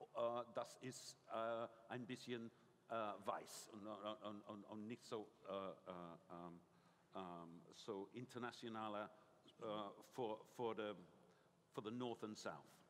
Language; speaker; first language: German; non-native, learner; English